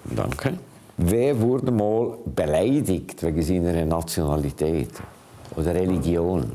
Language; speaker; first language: German; non-native, fluent; Hungarian